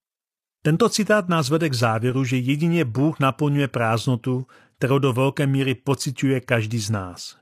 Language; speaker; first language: Czech; native; Czech